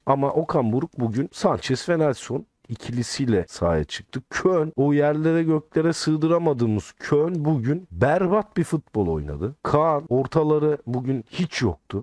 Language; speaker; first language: Turkish; native; Turkish